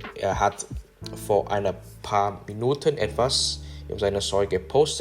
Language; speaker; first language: German; non-native, learner; English